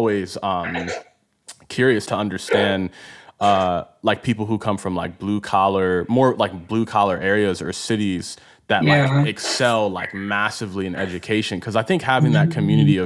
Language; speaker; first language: English; early bilingual, other home language; Igbo